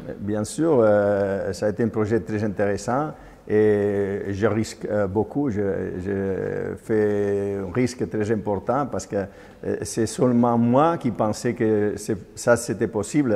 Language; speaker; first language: French; non-native, fluent; Spanish